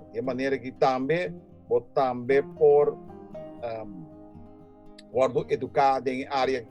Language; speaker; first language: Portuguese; non-native, learner; Papiamento